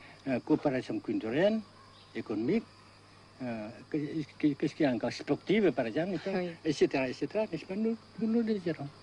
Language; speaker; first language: French; non-native, local second language; Vietnamese